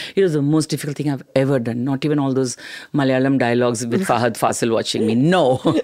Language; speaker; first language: English; non-native, local second language; Tamil